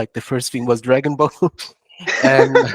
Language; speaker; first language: English; non-native, fluent; French